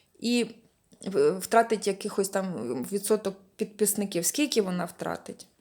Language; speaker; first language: Ukrainian; non-native, local second language; Russian